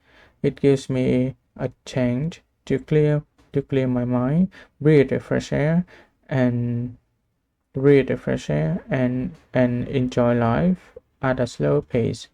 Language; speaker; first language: English; non-native, learner; Vietnamese